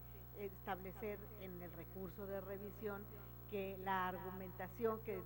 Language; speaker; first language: Spanish; native; Spanish